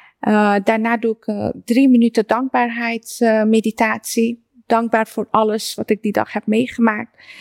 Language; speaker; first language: Dutch; early bilingual, other home language; Persian